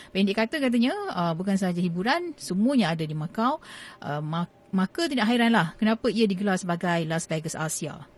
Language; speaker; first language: Malay; native; Malay